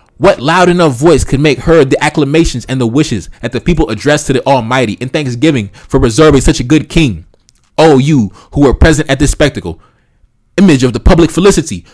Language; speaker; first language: English; early bilingual, other home language; Haitian Creole